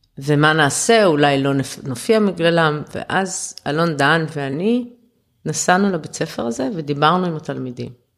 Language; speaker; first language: Hebrew; early bilingual, other home language; German